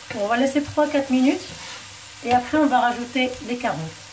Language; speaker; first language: French; non-native, local second language; Arabic